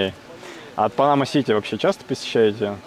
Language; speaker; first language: Russian; native; Russian